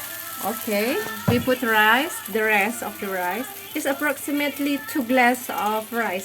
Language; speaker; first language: English; non-native, fluent; Indonesian